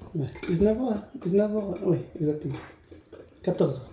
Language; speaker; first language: French; non-native, learner; Arabic